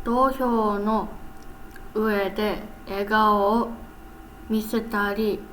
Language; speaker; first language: Japanese; non-native, learner; English